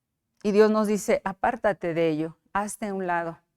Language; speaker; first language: Spanish; native; Spanish